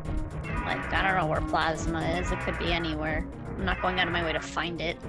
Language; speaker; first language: English; native; English